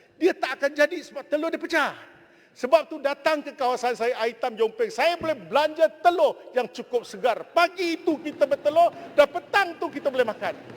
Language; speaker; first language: Malay; non-native, local second language; Chinese